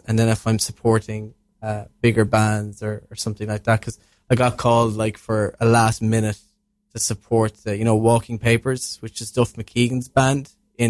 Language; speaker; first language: English; native; English